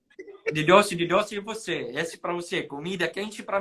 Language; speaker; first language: Portuguese; non-native, learner; Arabic